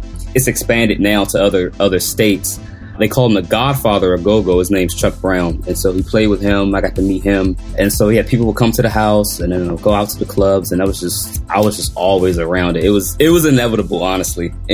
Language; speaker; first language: English; native; English